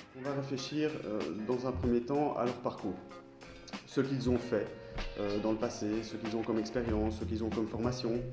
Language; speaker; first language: French; native; French